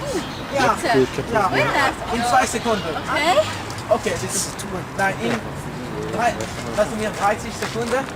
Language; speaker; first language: German; non-native, learner; French